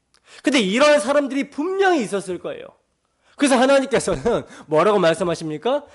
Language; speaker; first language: Korean; native; Korean